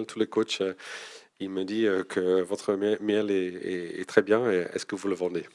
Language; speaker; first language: French; non-native, fluent; English